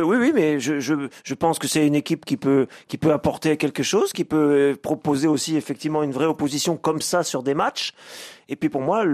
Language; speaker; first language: French; native; French